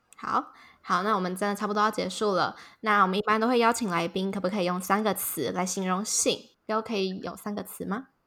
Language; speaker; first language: Chinese; native; Chinese